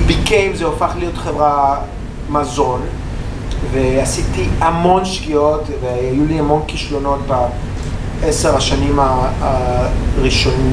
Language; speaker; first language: Hebrew; non-native, learner; English